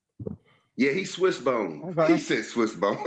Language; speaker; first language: English; native; English